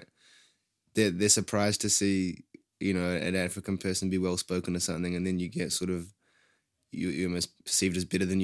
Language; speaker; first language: English; native; English